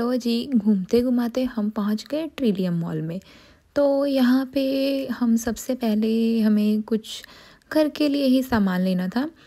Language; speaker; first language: Hindi; non-native, local second language; Punjabi